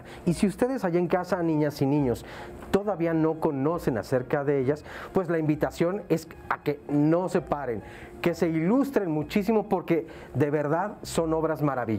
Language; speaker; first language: Spanish; native; Spanish